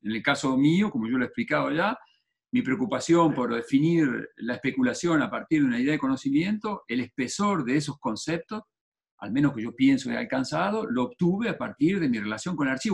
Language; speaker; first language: Spanish; native; Spanish